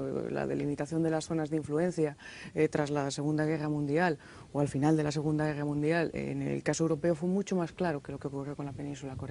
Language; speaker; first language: Spanish; native; Spanish